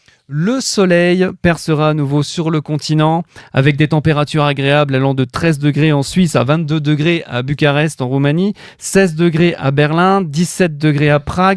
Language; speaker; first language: French; native; French